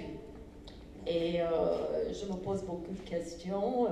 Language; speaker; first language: French; non-native, fluent; English